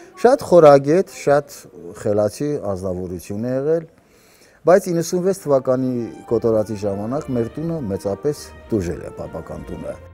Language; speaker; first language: Armenian; native; Armenian